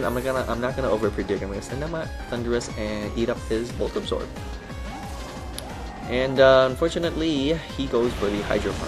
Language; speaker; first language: English; native; English